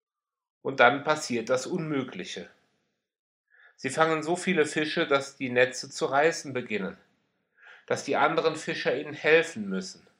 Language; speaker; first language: German; native; German